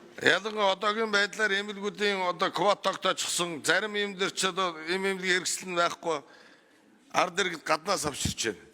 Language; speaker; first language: Mongolian; non-native, local second language; Kazakh